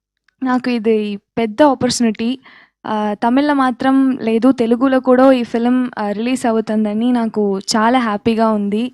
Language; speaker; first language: Telugu; early bilingual, heritage; Tamil